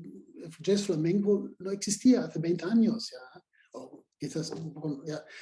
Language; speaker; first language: Spanish; non-native, fluent; German